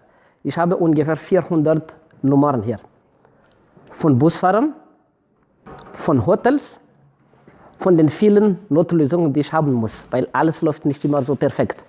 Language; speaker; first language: German; non-native, fluent; Malagasy